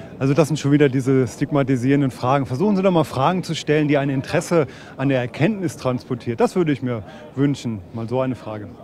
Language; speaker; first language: German; native; German